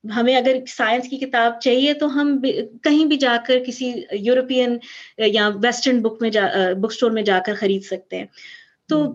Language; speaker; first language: Urdu; early bilingual, heritage; Urdu